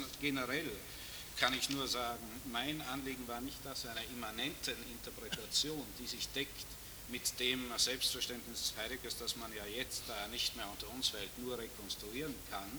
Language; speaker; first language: German; native; German